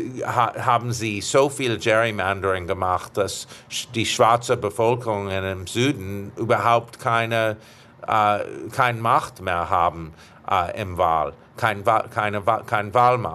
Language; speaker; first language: German; non-native, fluent; English